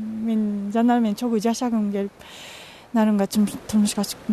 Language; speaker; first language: Kyrgyz; non-native, learner; Japanese